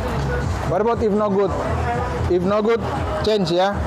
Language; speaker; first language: English; non-native, learner; Indonesian